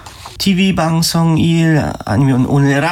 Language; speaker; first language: Korean; non-native, learner; German